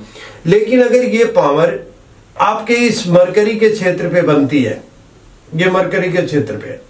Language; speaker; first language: Hindi; native; Hindi